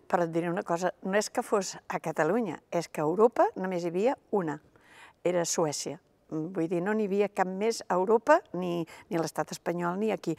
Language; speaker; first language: Catalan; native; Catalan